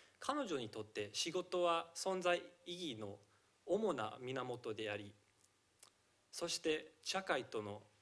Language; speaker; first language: Japanese; non-native, fluent; English